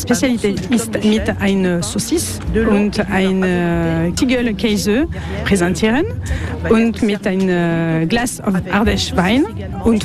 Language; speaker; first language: German; non-native, learner; French